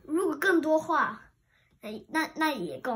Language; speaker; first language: Chinese; early bilingual, heritage; Chinese